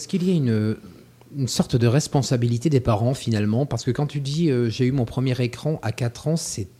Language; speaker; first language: French; native; French